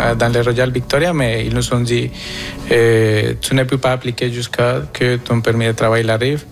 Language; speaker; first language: French; non-native, fluent; Spanish